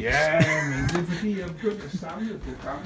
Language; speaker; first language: Danish; native; Danish